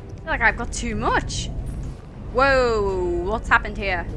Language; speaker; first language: English; native; English